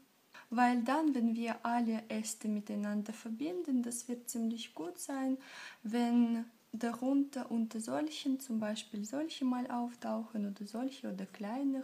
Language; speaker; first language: German; non-native, fluent; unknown